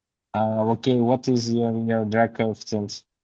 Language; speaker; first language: English; non-native, learner; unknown